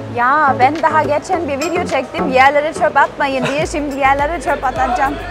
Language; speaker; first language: Turkish; non-native, fluent; German